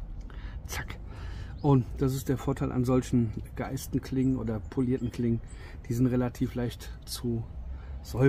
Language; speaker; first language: German; native; German